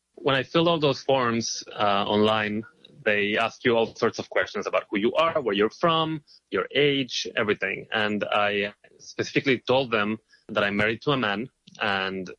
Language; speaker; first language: English; non-native, fluent; Hebrew